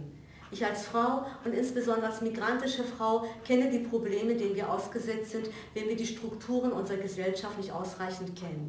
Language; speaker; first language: German; native; German